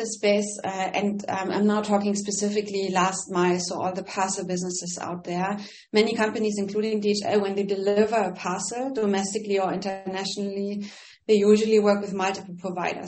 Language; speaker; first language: English; non-native, fluent; German